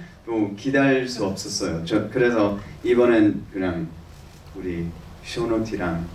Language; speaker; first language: Korean; early bilingual, heritage; English